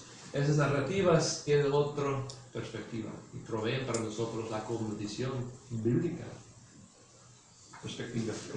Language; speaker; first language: Spanish; non-native, fluent; English